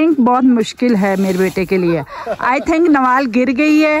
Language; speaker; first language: Urdu; native; Urdu